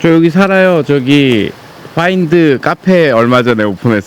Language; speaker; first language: Korean; native; Korean